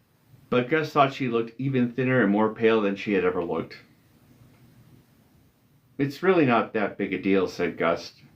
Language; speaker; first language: English; native; English